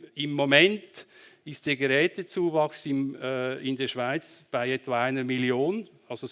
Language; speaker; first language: German; native; German